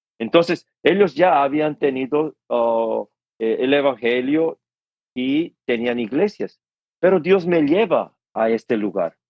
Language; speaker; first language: Spanish; non-native, fluent; Korean